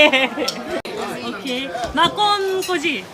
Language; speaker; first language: Italian; non-native, local second language; Korean